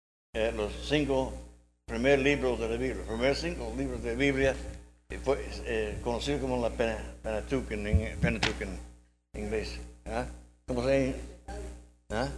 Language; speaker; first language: Spanish; non-native, learner; English